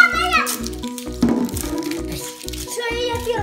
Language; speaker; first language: Russian; early bilingual, heritage; Russian